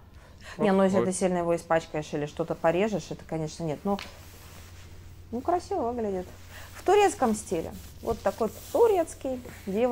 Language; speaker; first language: Russian; native; Russian